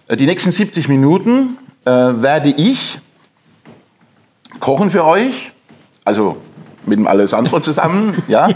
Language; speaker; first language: German; native; German